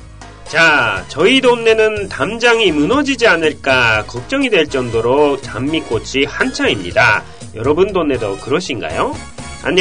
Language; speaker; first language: Korean; non-native, fluent; Japanese